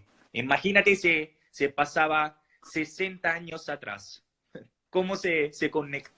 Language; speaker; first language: Spanish; non-native, fluent; Italian